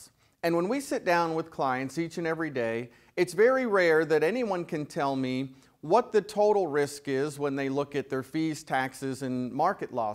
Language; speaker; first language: English; native; English